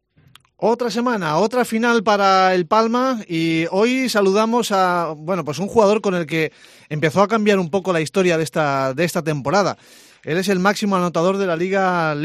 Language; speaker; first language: Spanish; native; Spanish